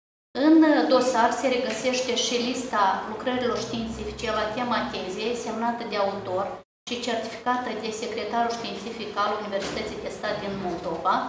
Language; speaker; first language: Romanian; native; Romanian